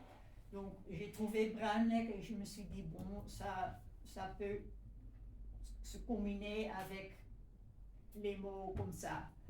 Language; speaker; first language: French; non-native, fluent; Dutch